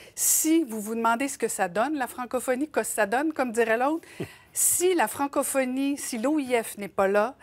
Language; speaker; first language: French; native; French